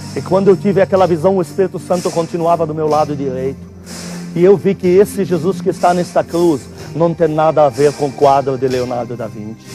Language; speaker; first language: Portuguese; non-native, fluent; Arabic